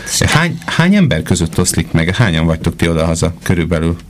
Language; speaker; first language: Hungarian; native; Hungarian